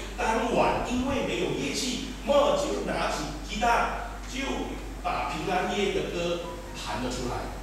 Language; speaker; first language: Chinese; native; Chinese